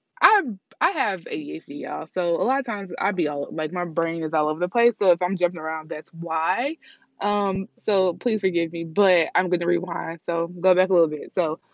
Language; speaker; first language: English; native; English